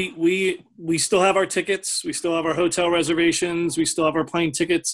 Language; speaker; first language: English; native; English